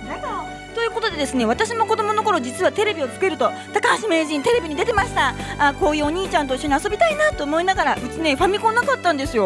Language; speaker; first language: Japanese; native; Japanese